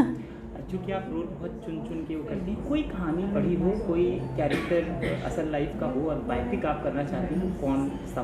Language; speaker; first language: Hindi; native; Hindi